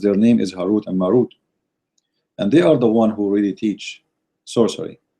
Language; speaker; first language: English; non-native, fluent; Arabic